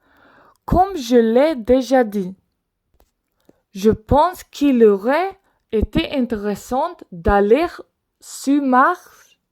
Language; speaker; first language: French; non-native, learner; Swedish